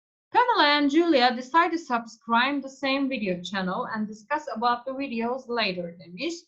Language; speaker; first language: English; non-native, fluent; Turkish